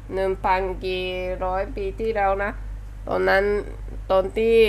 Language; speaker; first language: Thai; non-native, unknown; Japanese